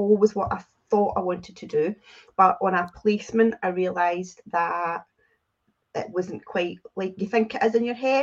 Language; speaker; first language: English; native; English